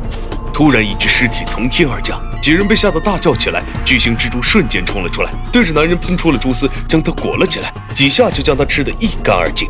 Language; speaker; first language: Chinese; native; Chinese